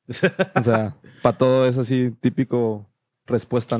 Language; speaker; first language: Spanish; native; Spanish